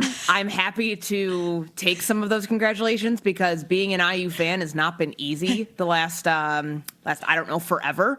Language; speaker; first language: English; native; English